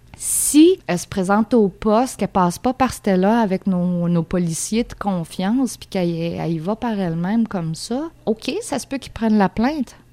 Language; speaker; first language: French; native; French